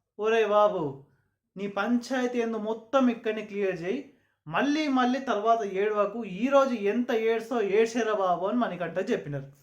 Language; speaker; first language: Telugu; non-native, local second language; Urdu